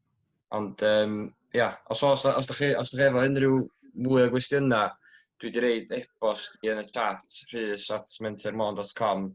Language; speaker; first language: Welsh; native; Welsh